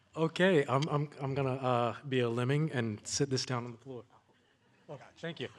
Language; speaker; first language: English; native; English